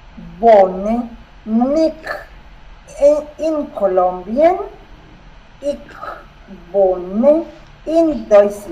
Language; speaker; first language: German; non-native, learner; Spanish